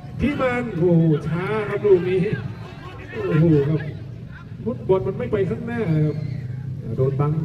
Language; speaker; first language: Thai; native; Thai